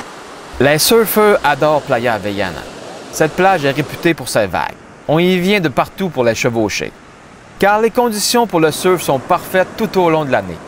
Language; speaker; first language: French; native; French